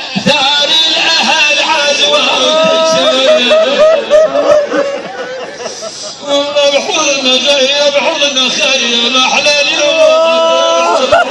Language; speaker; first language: Arabic; native; Arabic